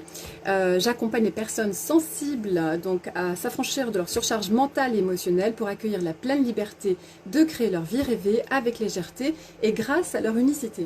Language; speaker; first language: French; native; French